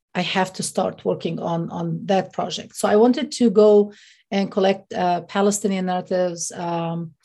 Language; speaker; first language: English; non-native, fluent; Arabic